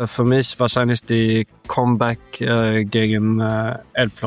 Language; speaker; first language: German; non-native, learner; Norwegian